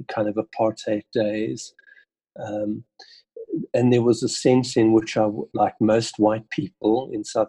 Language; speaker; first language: English; native; English